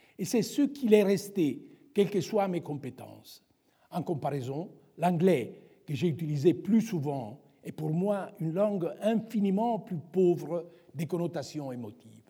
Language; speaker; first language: French; non-native, fluent; Italian